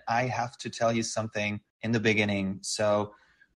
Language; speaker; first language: English; non-native, fluent; Hungarian